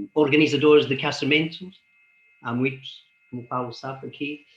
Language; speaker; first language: Portuguese; non-native, fluent; English